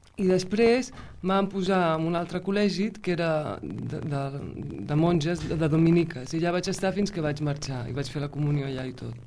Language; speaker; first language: Catalan; early bilingual, heritage; Catalan